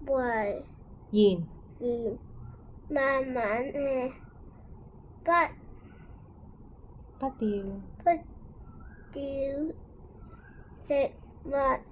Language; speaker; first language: Chinese; non-native, local second language; Cantonese